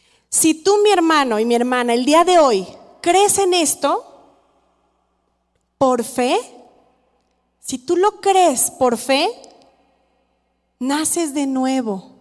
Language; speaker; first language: Spanish; native; Spanish